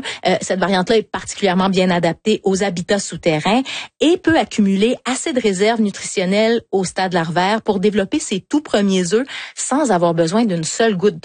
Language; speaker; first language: French; native; French